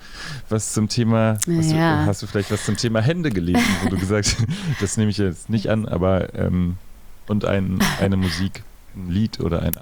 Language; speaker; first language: German; native; German